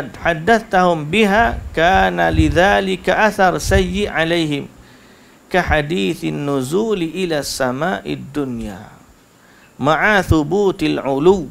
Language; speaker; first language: Arabic; non-native, fluent; Malay